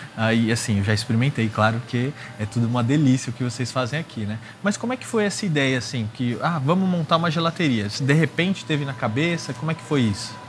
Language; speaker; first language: Portuguese; native; Portuguese